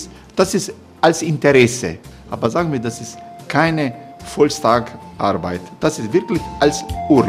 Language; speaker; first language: German; non-native, fluent; Croatian